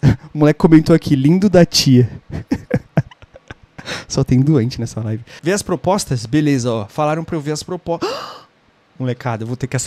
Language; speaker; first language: Portuguese; native; Portuguese